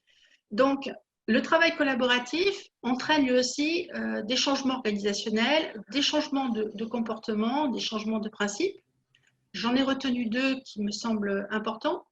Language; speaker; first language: French; native; French